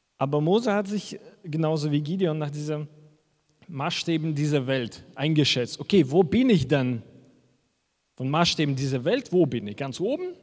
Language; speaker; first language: German; non-native, fluent; Russian